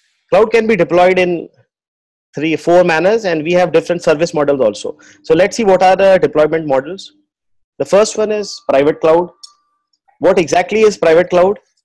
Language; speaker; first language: English; non-native, local second language; Hindi